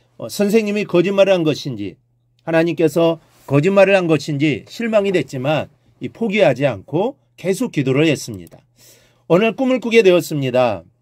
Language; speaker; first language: Korean; native; Korean